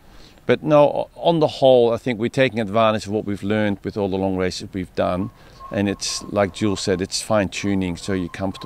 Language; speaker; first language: English; native; English